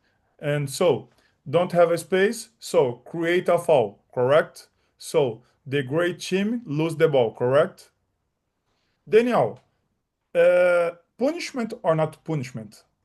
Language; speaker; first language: English; non-native, learner; Portuguese